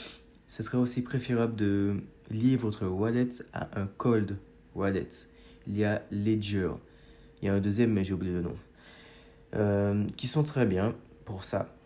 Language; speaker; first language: French; native; French